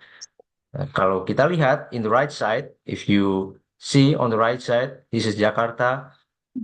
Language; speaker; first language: English; non-native, fluent; Indonesian